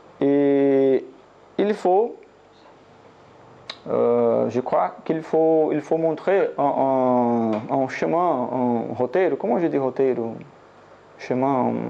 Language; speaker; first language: French; non-native, learner; Portuguese